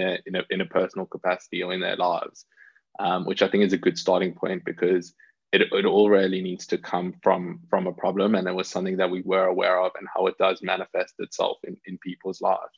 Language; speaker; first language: English; native; English